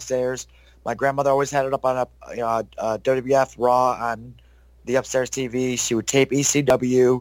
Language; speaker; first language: English; native; English